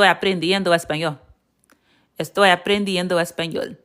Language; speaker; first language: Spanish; non-native, fluent; English